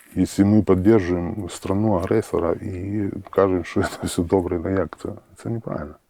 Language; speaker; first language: Ukrainian; native; Ukrainian